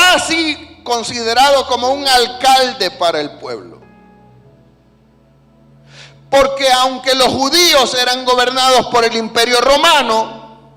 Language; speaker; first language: Spanish; native; Spanish